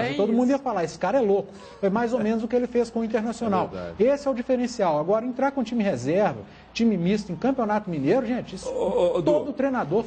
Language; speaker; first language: Portuguese; native; Portuguese